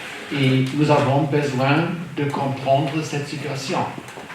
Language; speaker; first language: French; non-native, fluent; German